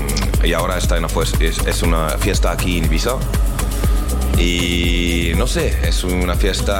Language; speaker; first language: Spanish; non-native, learner; French